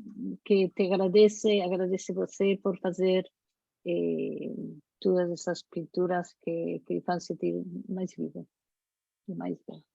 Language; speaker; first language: Portuguese; non-native, fluent; Spanish